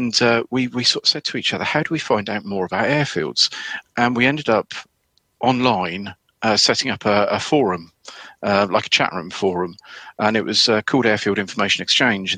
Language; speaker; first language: English; native; English